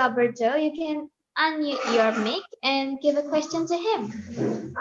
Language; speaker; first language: English; non-native, learner; Indonesian